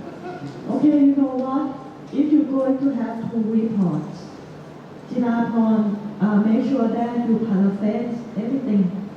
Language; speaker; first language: English; non-native, fluent; Thai